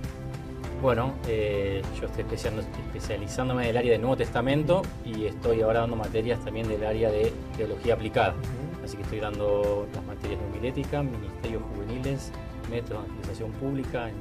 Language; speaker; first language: Spanish; native; Spanish